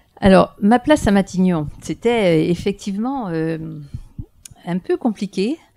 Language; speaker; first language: French; native; French